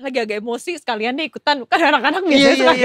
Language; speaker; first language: Indonesian; native; Indonesian